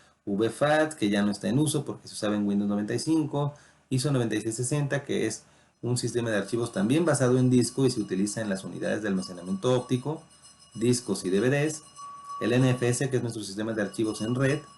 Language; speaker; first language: Spanish; native; Spanish